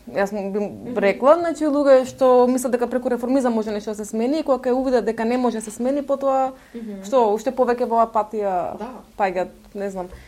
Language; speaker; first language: Macedonian; non-native, local second language; Turkish